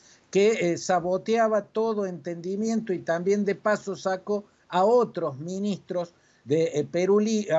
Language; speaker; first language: Spanish; native; Spanish